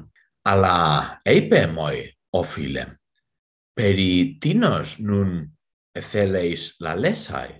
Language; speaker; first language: Greek; non-native, fluent; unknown